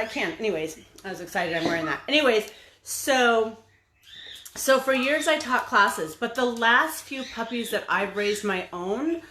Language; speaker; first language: English; native; English